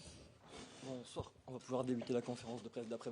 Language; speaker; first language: French; native; French